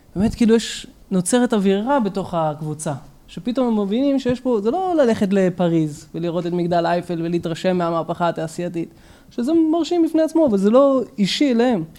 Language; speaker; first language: Hebrew; early bilingual, other home language; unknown